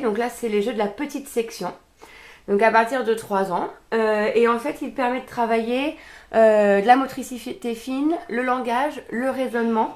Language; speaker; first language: French; native; French